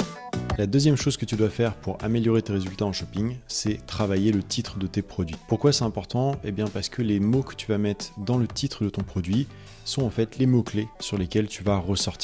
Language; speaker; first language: French; native; French